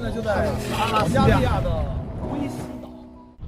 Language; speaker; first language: Chinese; native; Chinese